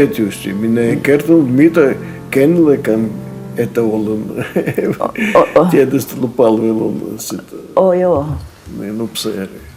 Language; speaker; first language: Finnish; non-native, learner; Russian